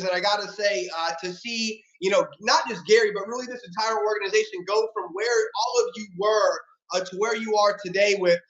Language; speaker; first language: English; native; English